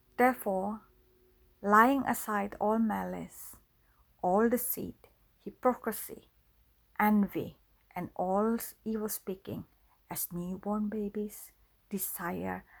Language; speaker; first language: English; non-native, fluent; Indonesian